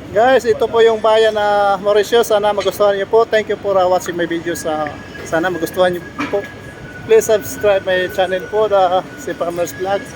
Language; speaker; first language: Filipino; non-native, local second language; Cebuano